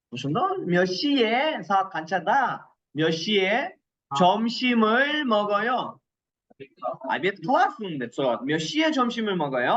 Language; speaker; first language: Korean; non-native, fluent; Kyrgyz